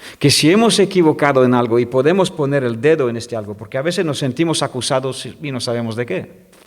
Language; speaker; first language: Spanish; non-native, fluent; French